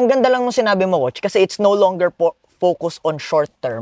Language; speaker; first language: English; non-native, local second language; Filipino